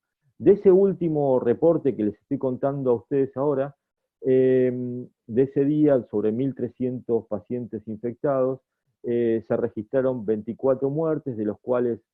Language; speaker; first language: Spanish; native; Spanish